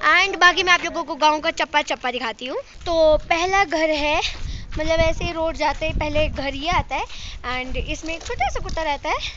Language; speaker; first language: Hindi; non-native, local second language; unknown